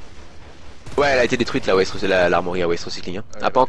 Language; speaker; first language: French; native; French